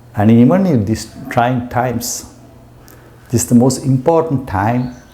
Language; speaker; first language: English; non-native, local second language; Sinhala